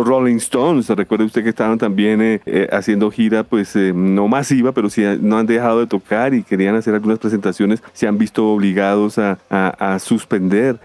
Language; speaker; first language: Spanish; native; Spanish